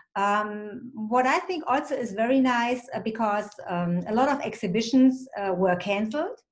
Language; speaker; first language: English; non-native, fluent; German